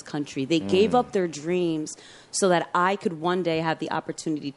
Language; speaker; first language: English; early bilingual, other home language; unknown